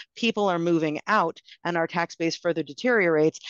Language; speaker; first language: English; native; English